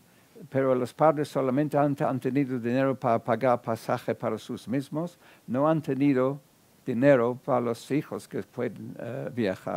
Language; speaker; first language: Spanish; non-native, fluent; English